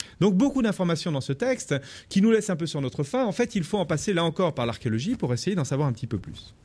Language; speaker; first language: French; native; French